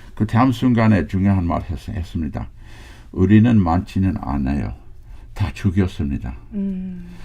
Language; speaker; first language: Korean; non-native, fluent; English